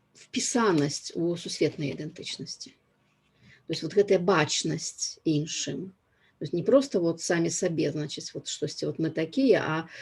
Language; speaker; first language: Belarusian; non-native, local second language; Russian